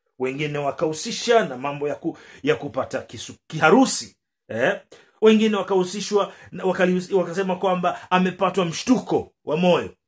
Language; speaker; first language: Swahili; native; Swahili